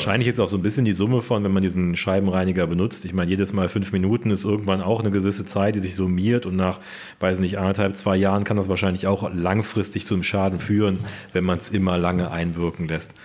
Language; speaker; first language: German; native; German